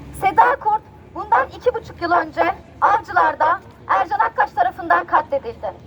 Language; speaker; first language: Turkish; native; Turkish